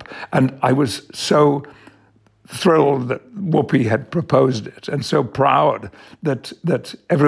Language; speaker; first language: English; native; English